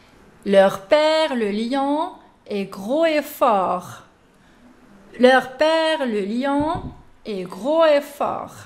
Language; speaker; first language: French; non-native, local second language; Arabic